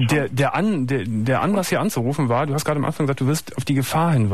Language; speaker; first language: German; native; German